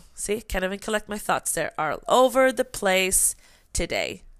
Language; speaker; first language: English; non-native, fluent; Swedish